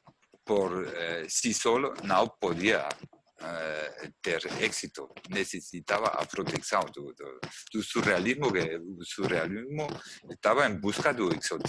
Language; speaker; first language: Portuguese; non-native, learner; German